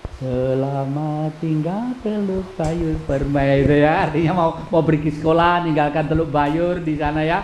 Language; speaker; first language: Indonesian; non-native, local second language; Javanese